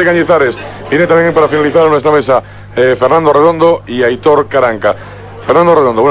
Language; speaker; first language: Spanish; native; Spanish